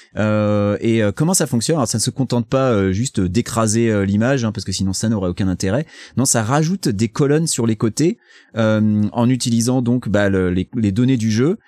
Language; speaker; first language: French; native; French